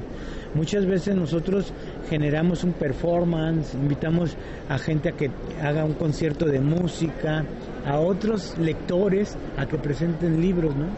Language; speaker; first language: Spanish; native; Spanish